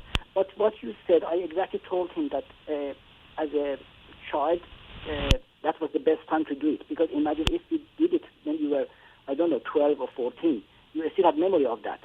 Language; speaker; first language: English; non-native, fluent; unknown